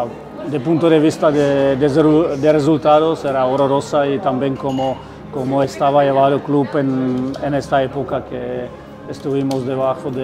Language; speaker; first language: Spanish; non-native, fluent; Czech